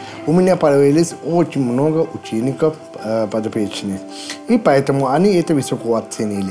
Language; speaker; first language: Russian; non-native, fluent; Sinhala